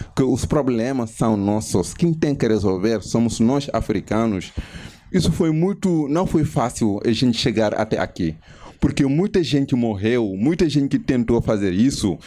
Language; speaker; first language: Portuguese; non-native, fluent; Wolof